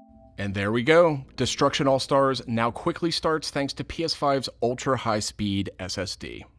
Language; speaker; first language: English; native; English